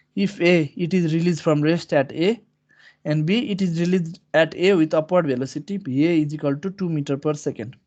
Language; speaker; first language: English; non-native, local second language; Nepali